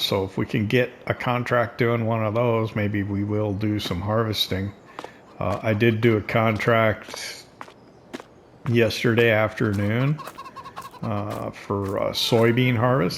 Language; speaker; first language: English; native; English